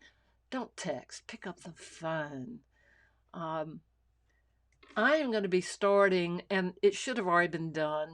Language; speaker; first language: English; native; English